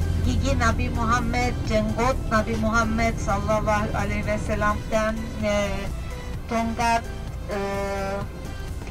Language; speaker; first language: Indonesian; non-native, learner; Turkish